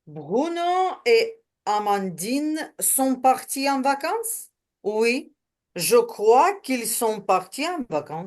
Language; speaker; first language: French; non-native, learner; Ukrainian